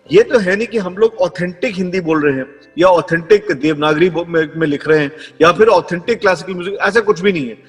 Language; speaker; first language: Hindi; native; Hindi